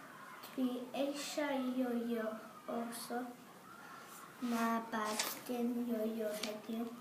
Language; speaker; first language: Welsh; non-native, local second language; English